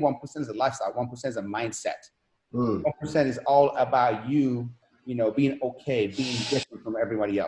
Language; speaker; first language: English; non-native, fluent; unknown